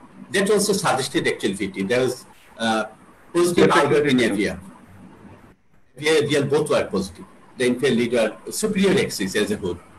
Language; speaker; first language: English; non-native, local second language; Bangla